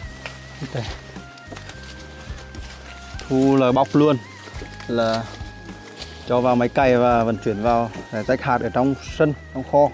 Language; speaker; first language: Vietnamese; native; Vietnamese